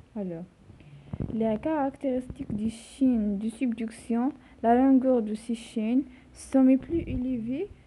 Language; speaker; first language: French; non-native, local second language; Arabic